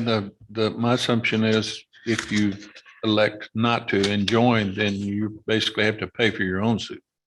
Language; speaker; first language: English; native; English